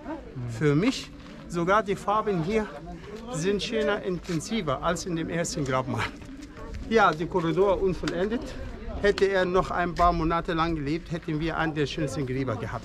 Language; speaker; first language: German; non-native, fluent; Arabic